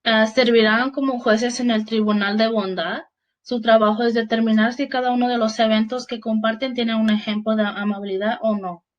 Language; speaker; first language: Spanish; early bilingual, heritage; Spanish